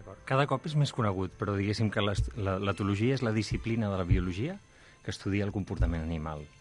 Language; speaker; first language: Catalan; native; Catalan